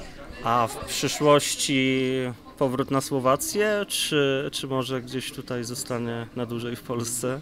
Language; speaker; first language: Polish; native; Polish